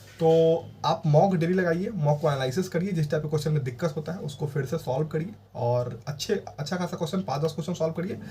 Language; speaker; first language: Hindi; native; Hindi